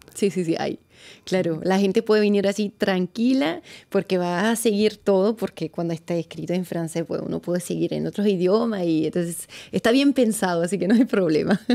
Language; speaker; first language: Spanish; non-native, fluent; French